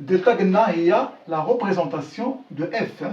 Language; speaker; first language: French; non-native, local second language; Arabic